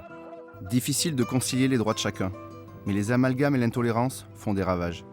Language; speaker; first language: French; native; French